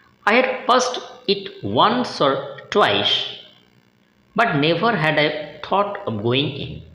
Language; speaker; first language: English; non-native, local second language; Bangla